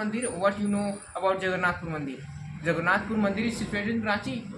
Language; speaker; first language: English; non-native, learner; Hindi